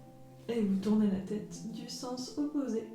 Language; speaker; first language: French; native; French